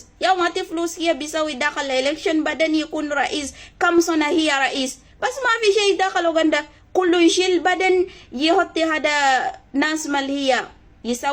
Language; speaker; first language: Arabic; non-native, learner; Ganda